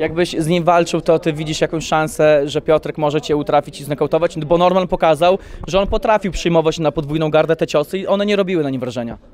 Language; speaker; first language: Polish; native; Polish